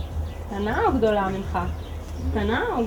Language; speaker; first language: Hebrew; native; Hebrew